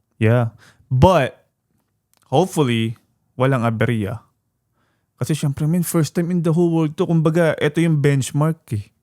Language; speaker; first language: Filipino; native; Filipino